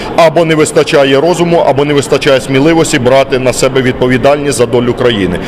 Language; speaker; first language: Ukrainian; native; Ukrainian